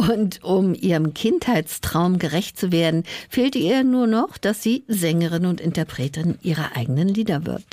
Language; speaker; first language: German; native; German